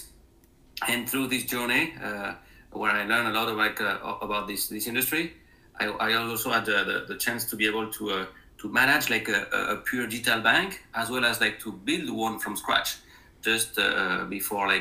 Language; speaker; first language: English; non-native, fluent; French